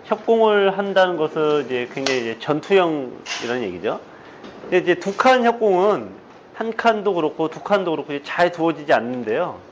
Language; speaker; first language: Korean; native; Korean